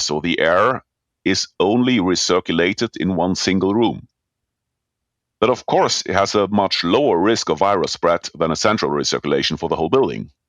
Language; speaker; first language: English; non-native, fluent; German